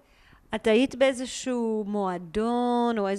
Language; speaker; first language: Hebrew; native; Hebrew